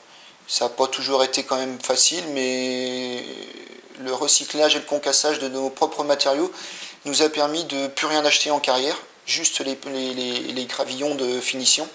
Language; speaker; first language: French; native; French